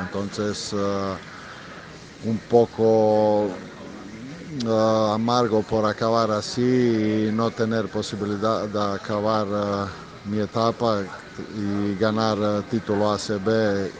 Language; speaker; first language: Spanish; non-native, learner; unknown